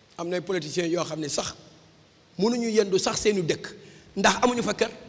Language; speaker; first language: Wolof; native; Wolof